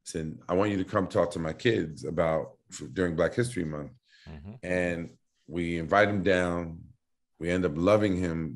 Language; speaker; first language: English; native; English